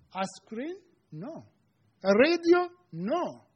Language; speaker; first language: English; non-native, local second language; Kinyarwanda